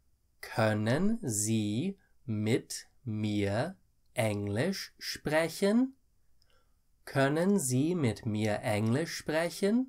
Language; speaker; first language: German; non-native, fluent; English